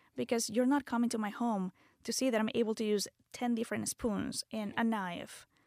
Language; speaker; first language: English; non-native, fluent; Spanish